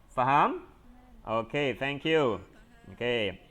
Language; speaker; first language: English; non-native, fluent; Indonesian